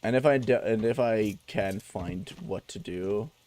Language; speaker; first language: English; non-native, fluent; German